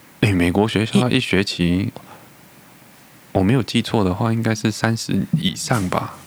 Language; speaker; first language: Chinese; native; Chinese